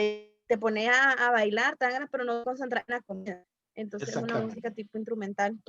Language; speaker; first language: Spanish; native; Spanish